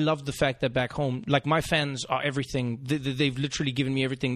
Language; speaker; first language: English; native; English